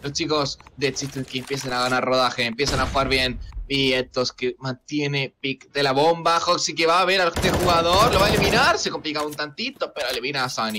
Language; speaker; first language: Spanish; native; Spanish